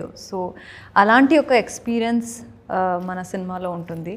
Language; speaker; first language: Telugu; non-native, learner; Kannada